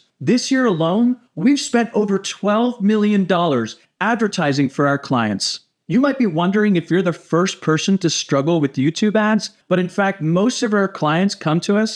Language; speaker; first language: English; native; English